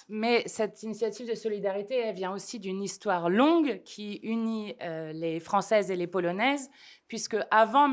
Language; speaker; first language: French; native; French